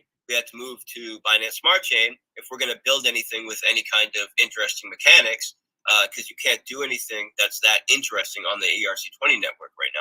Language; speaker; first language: English; native; English